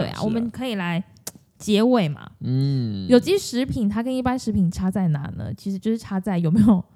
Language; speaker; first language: Chinese; native; Chinese